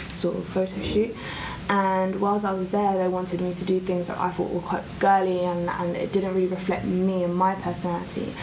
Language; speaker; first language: English; native; English